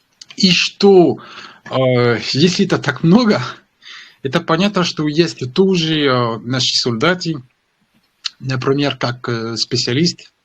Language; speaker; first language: Russian; non-native, learner; French